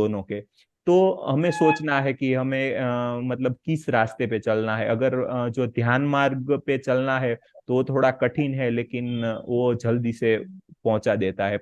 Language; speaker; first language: Hindi; native; Hindi